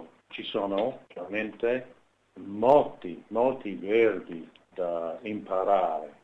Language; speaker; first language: Italian; non-native, learner; English